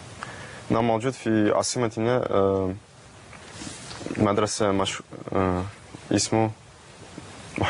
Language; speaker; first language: Arabic; non-native, learner; Russian